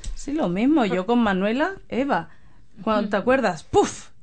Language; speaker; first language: Spanish; native; Spanish